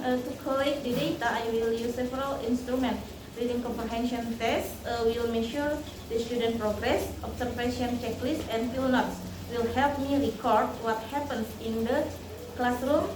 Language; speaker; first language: English; non-native, learner; Indonesian